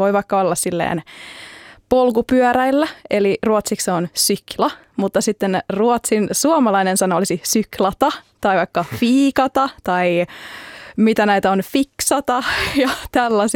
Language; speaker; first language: Finnish; native; Finnish